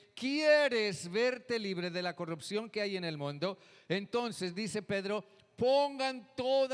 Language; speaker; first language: Spanish; native; Spanish